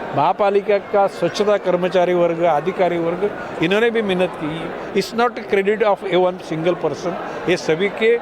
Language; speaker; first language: Hindi; non-native, local second language; Marathi